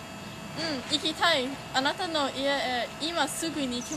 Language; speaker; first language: Japanese; non-native, learner; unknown